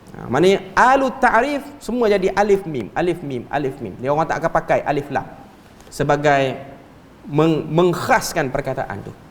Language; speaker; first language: Malay; native; Malay